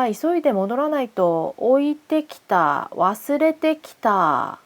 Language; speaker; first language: Japanese; non-native, fluent; Korean